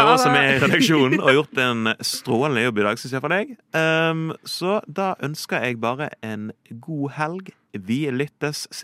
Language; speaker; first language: Norwegian; native; Norwegian